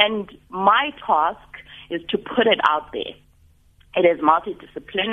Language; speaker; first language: English; non-native, local second language; Xhosa